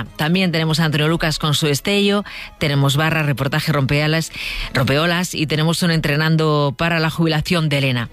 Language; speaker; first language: Spanish; native; Spanish